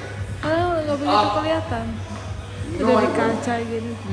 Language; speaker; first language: Indonesian; native; Indonesian